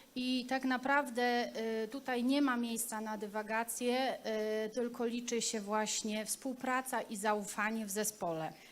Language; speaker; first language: Polish; native; Polish